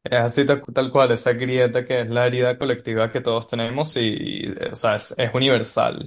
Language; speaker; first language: Spanish; native; Spanish